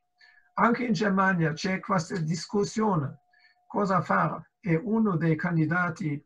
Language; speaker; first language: Italian; non-native, fluent; German